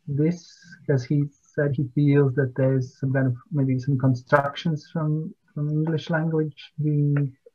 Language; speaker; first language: English; non-native, fluent; Latvian